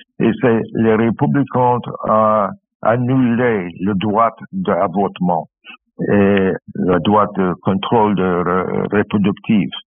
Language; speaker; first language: French; non-native, learner; English